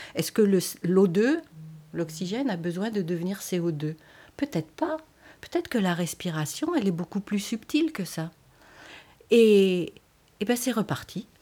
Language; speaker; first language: French; native; French